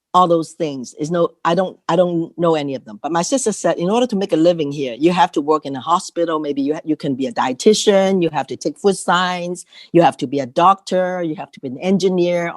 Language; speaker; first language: English; non-native, local second language; Cantonese